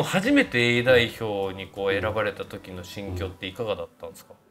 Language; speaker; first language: Japanese; native; Japanese